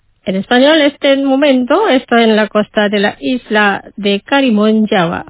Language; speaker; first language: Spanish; non-native, fluent; Indonesian